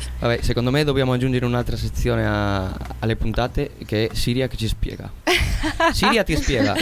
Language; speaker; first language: Italian; non-native, fluent; Spanish